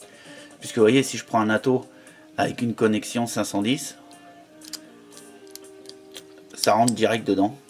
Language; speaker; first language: French; native; French